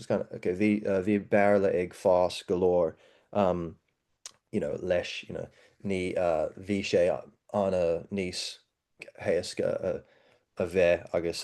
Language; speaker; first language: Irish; non-native, learner; English